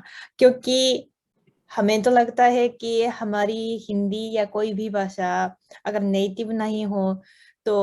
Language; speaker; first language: Hindi; non-native, fluent; Japanese